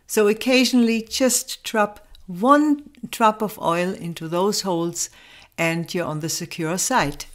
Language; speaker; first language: English; non-native, fluent; German